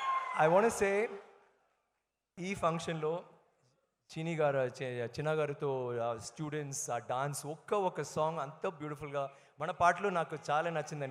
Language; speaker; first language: Telugu; non-native, learner; Tamil